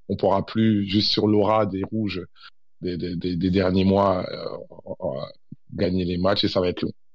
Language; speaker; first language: French; early bilingual, other home language; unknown